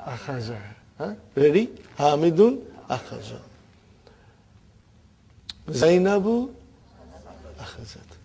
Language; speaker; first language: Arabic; non-native, fluent; Urdu